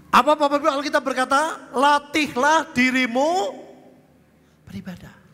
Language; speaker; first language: Indonesian; native; Indonesian